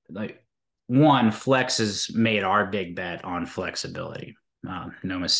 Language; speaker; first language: English; native; English